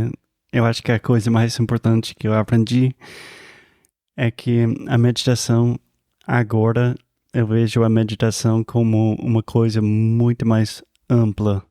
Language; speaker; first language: Portuguese; non-native, fluent; English